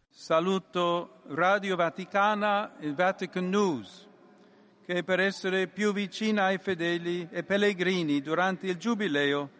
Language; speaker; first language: Italian; non-native, fluent; English